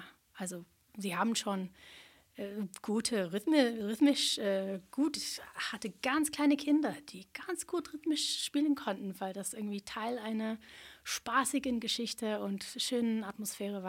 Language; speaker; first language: German; non-native, fluent; English